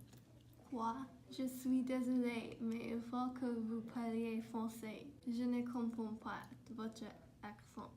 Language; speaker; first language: French; non-native, learner; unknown